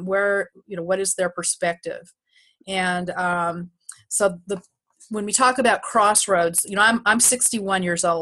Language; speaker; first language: English; native; English